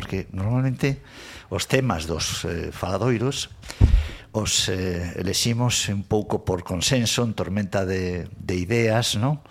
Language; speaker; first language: Galician; non-native, local second language; Spanish